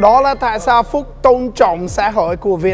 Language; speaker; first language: Vietnamese; non-native, learner; English